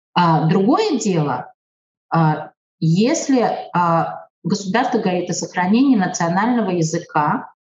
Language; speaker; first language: Russian; native; Russian